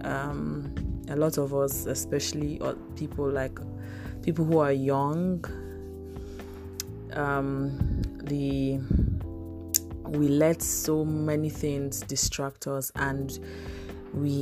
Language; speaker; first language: English; non-native, local second language; Igbo